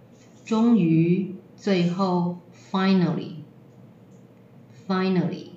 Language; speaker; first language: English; non-native, fluent; Chinese